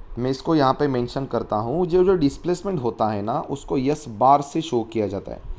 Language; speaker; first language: Hindi; non-native, local second language; Marathi